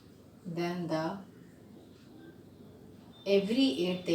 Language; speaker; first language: English; non-native, local second language; Hindi